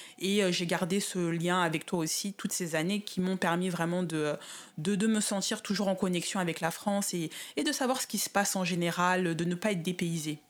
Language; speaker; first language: French; native; French